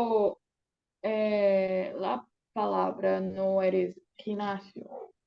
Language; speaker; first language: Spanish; non-native, learner; Portuguese